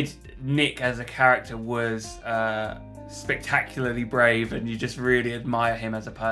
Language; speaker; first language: English; native; English